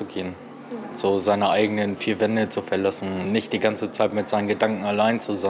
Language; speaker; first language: German; native; German